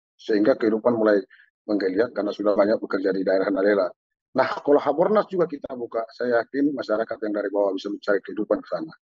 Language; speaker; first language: Indonesian; non-native, local second language; Batak Toba